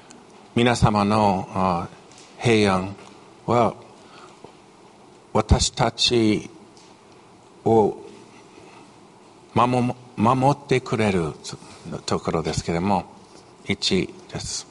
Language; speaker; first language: Japanese; non-native, fluent; English